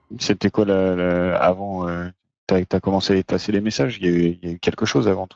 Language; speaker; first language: French; native; French